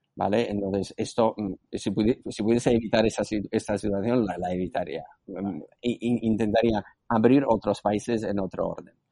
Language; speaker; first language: Spanish; non-native, fluent; Slovak